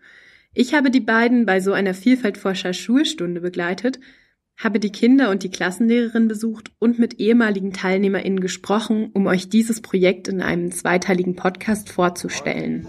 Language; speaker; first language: German; native; German